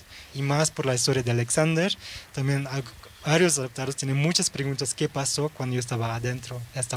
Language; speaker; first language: Spanish; early bilingual, heritage; Dutch